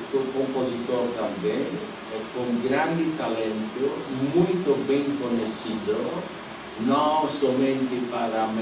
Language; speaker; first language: Portuguese; non-native, fluent; Polish